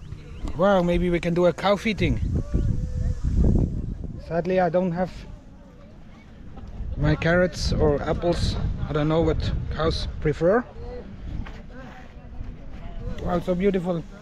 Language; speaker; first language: English; non-native, fluent; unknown